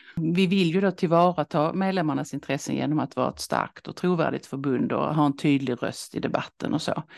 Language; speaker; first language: Swedish; native; Swedish